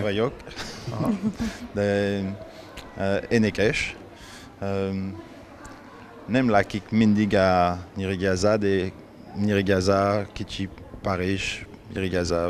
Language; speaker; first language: Hungarian; non-native, learner; French